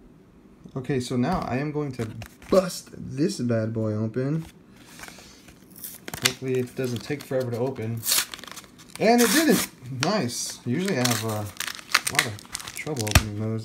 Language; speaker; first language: English; native; English